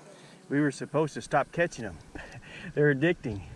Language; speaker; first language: English; native; English